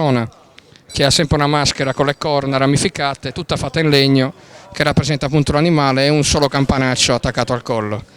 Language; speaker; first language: Italian; native; Italian